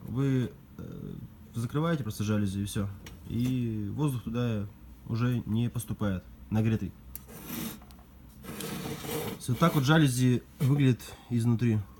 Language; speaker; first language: Russian; native; Russian